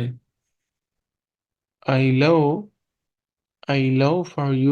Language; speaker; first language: English; non-native, local second language; Urdu